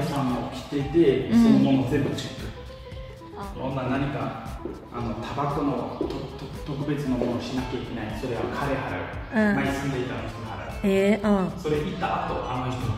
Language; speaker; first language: Japanese; non-native, learner; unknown